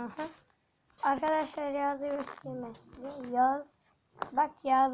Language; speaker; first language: Turkish; native; Turkish